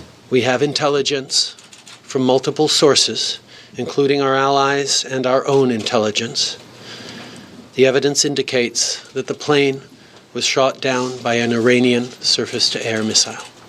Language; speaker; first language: English; native; English